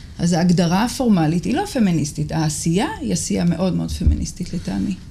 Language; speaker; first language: Hebrew; native; Hebrew